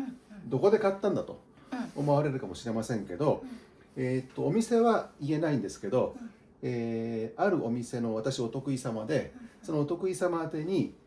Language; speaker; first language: Japanese; native; Japanese